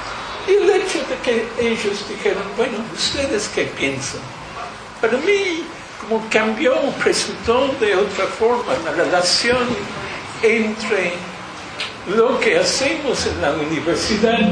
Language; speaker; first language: Spanish; non-native, fluent; English